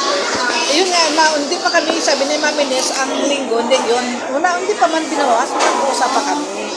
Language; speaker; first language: Filipino; non-native, local second language; Hiligaynon